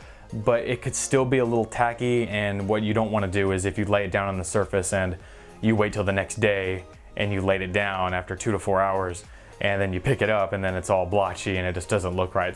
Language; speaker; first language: English; native; English